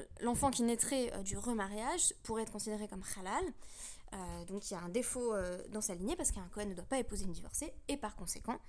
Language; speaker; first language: French; native; French